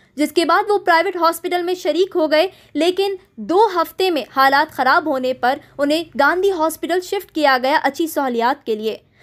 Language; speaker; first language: Urdu; native; Urdu